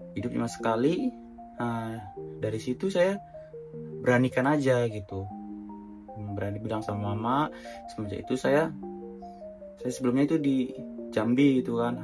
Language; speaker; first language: Indonesian; non-native, local second language; Javanese